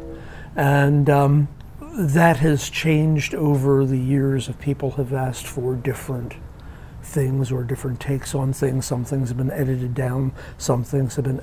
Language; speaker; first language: English; native; English